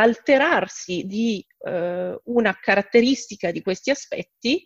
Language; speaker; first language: Italian; native; Italian